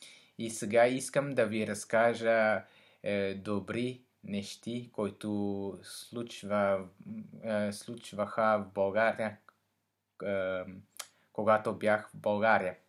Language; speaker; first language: Bulgarian; non-native, learner; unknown